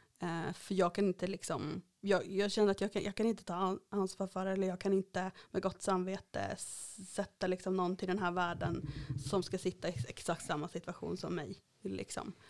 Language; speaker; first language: Swedish; native; Swedish